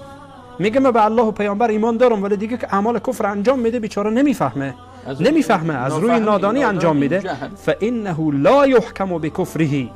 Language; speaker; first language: Persian; native; Persian